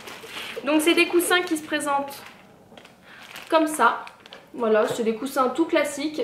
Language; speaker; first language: French; native; French